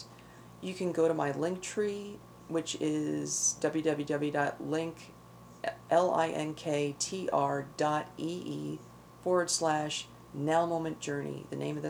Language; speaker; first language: English; native; English